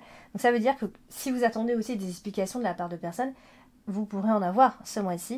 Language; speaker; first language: French; native; French